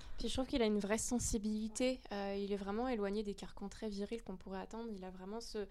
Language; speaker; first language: French; native; French